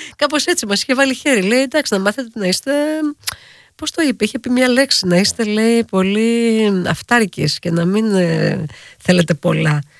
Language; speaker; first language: Greek; native; Greek